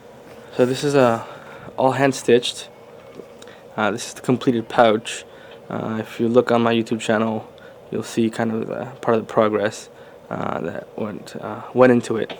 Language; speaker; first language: English; native; English